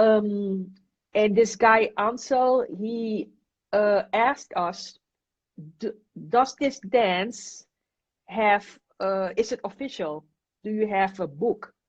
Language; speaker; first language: English; non-native, fluent; Dutch